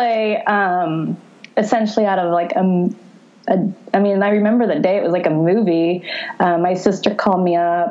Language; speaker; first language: English; native; English